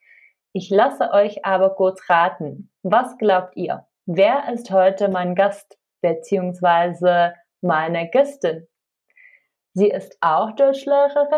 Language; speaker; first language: German; non-native, fluent; Czech